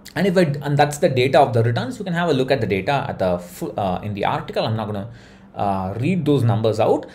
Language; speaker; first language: English; non-native, local second language; Tamil